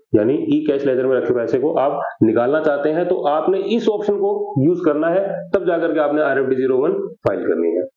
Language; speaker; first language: Hindi; native; Hindi